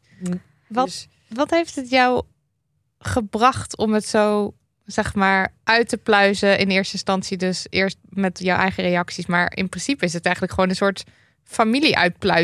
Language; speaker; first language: Dutch; native; Dutch